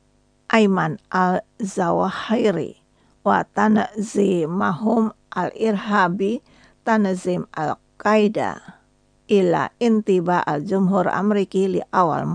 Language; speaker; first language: Arabic; non-native, fluent; Indonesian